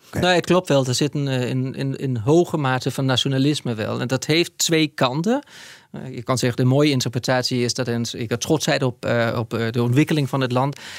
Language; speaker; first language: Dutch; non-native, fluent; Danish